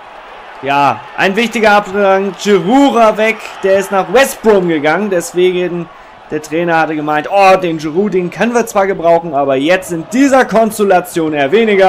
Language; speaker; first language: German; native; German